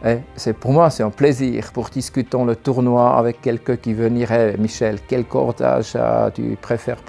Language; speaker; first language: French; non-native, learner; German